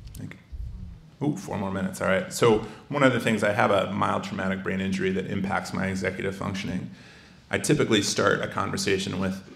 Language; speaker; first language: English; native; English